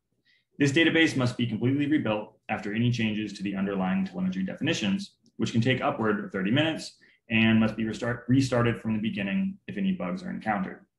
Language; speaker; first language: English; native; English